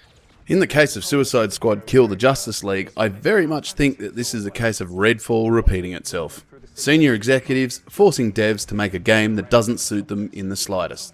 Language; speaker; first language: English; native; English